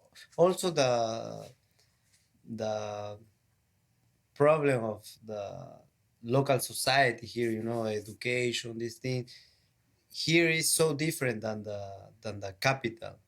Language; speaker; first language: English; non-native, learner; Spanish